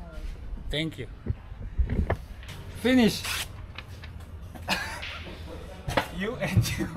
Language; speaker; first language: English; non-native, learner; Korean